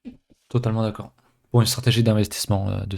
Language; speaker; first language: French; native; French